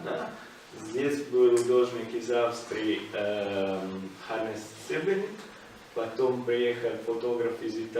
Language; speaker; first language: Russian; non-native, fluent; Italian